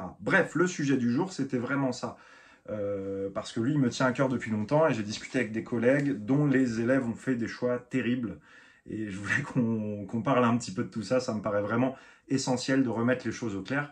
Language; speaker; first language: French; native; French